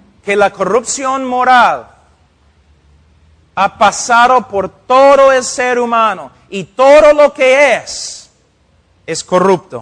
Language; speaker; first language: Spanish; non-native, fluent; English